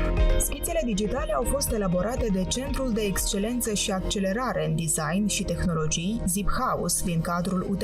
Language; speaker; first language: Romanian; native; Romanian